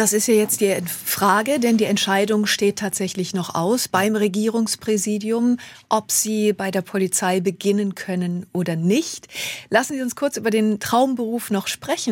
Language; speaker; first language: German; native; German